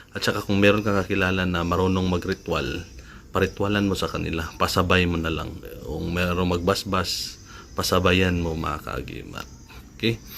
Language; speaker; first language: Filipino; non-native, local second language; Cebuano